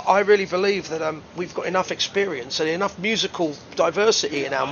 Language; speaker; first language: English; native; English